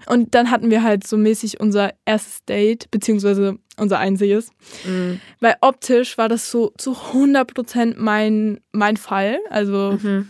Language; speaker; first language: German; native; German